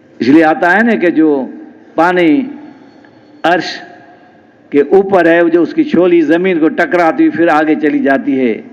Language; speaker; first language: Urdu; non-native, local second language; Sindhi